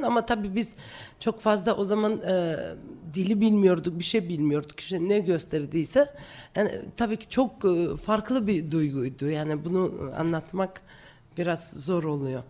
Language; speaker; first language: Turkish; non-native, fluent; Georgian